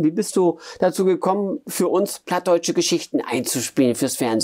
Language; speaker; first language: German; native; German